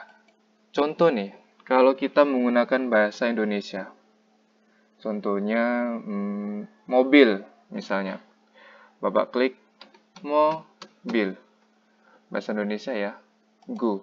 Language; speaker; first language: Indonesian; native; Indonesian